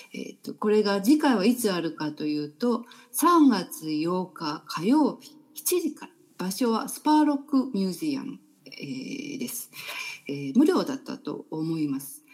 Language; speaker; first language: Japanese; native; Japanese